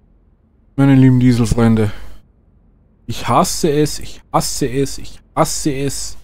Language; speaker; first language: German; native; German